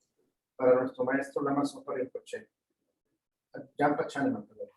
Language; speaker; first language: Spanish; native; Spanish